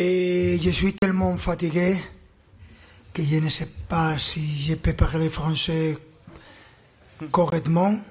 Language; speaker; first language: French; non-native, fluent; Spanish